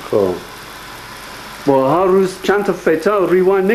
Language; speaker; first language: Persian; non-native, learner; English